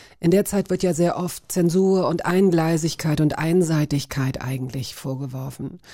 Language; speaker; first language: German; native; German